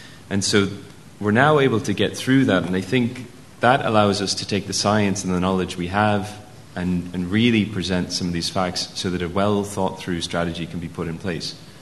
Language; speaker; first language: English; native; English